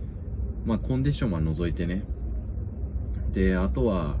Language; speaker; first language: Japanese; native; Japanese